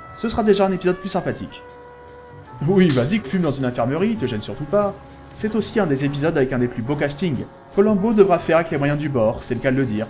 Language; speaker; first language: French; native; French